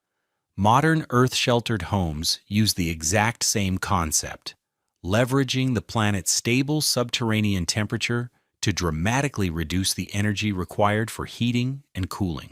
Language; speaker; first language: English; native; English